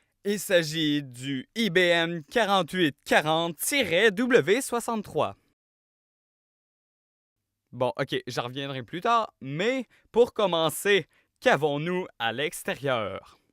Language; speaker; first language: French; native; French